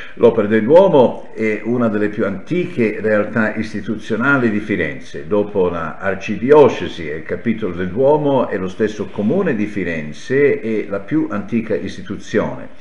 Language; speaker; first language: Italian; non-native, fluent; English